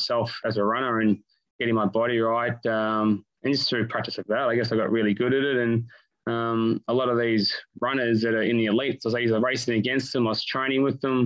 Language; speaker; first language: English; native; English